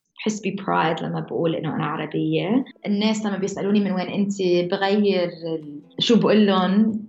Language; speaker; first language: Arabic; early bilingual, heritage; Arabic